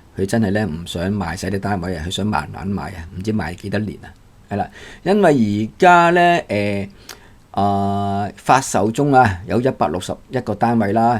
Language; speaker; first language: Cantonese; native; Cantonese